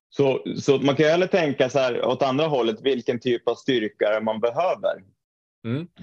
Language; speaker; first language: Swedish; non-native, fluent; Norwegian